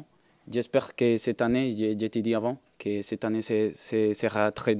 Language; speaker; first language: French; non-native, learner; Spanish